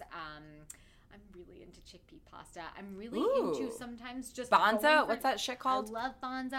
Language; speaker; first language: English; native; English